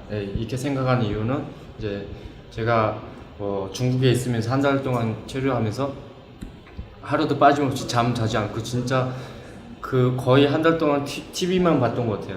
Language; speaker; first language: Korean; native; Korean